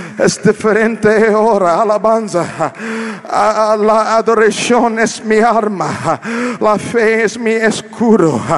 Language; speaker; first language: Spanish; non-native, learner; English